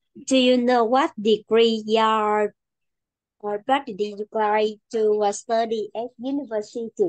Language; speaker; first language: English; non-native, learner; Vietnamese